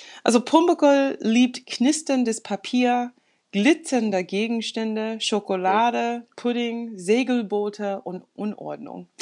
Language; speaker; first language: German; non-native, fluent; English